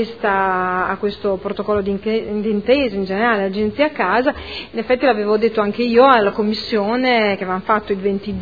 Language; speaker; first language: Italian; native; Italian